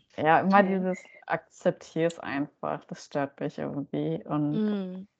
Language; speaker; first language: German; native; German